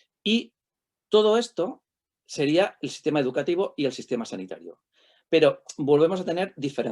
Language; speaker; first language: Spanish; native; Spanish